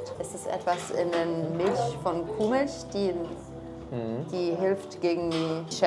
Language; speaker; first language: German; non-native, fluent; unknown